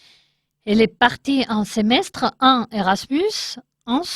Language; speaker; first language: French; non-native, learner; Spanish